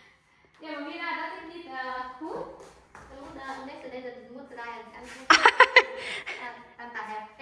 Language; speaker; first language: Dutch; non-native, learner; Vietnamese